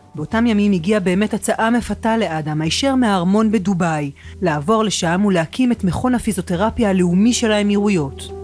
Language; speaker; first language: Hebrew; native; Hebrew